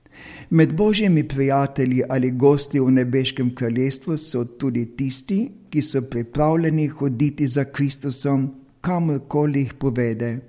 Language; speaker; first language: Slovenian; native; Slovenian